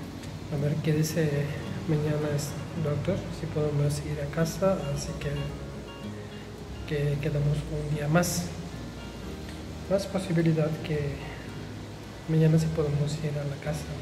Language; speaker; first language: Spanish; non-native, learner; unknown